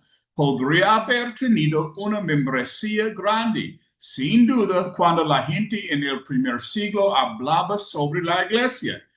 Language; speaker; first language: Spanish; non-native, learner; English